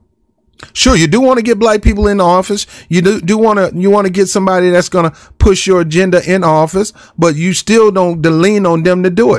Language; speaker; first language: English; native; English